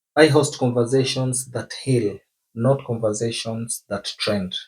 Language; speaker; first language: English; non-native, local second language; Swahili